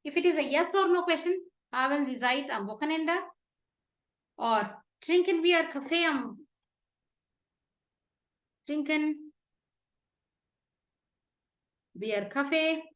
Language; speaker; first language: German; non-native, fluent; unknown